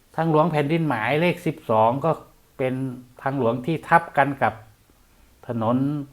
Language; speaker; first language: Thai; non-native, local second language; Northeastern Thai